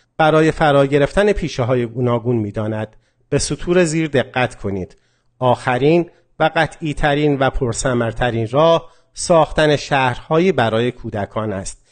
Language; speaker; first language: Persian; non-native, local second language; Azerbaijani